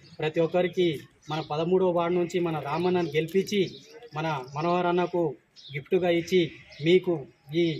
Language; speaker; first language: Telugu; native; Telugu